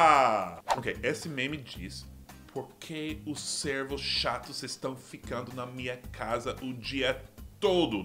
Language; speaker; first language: Portuguese; non-native, fluent; English